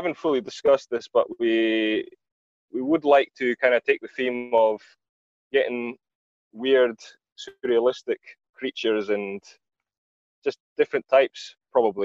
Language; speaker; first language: English; non-native, fluent; Greek